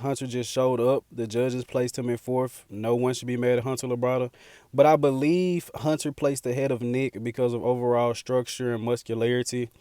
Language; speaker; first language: English; native; English